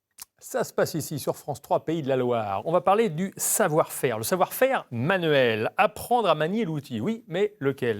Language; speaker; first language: French; native; French